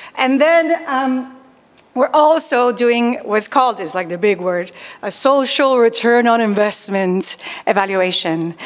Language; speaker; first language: English; non-native, fluent; Spanish